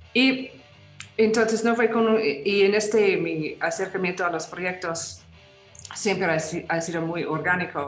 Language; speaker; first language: Spanish; non-native, fluent; English